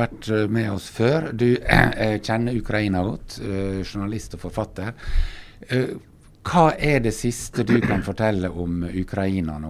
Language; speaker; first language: Norwegian; native; Norwegian